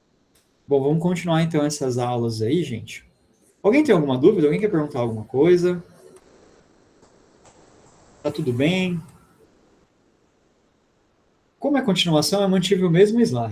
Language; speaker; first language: Portuguese; native; Portuguese